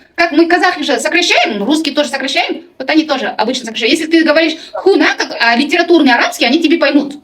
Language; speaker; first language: Russian; non-native, local second language; Kazakh